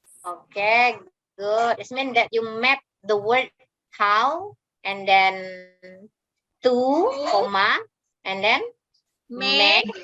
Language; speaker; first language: English; non-native, fluent; Indonesian